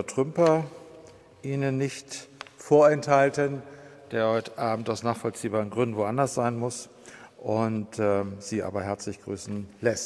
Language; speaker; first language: German; native; German